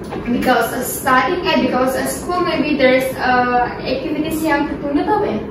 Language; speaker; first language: English; non-native, learner; Indonesian